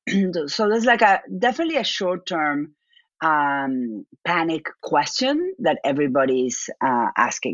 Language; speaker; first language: English; non-native, fluent; Spanish